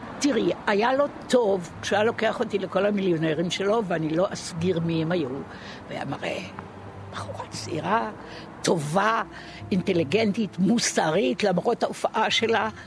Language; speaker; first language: Hebrew; native; Hebrew